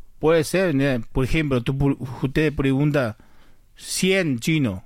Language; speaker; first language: Spanish; non-native, learner; Chinese